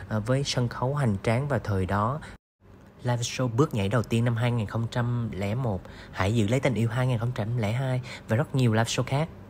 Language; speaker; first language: Vietnamese; native; Vietnamese